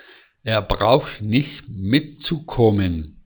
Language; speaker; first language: German; non-native, fluent; Spanish